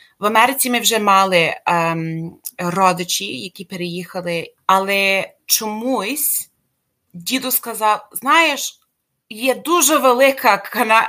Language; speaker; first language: Ukrainian; early bilingual, heritage; Ukrainian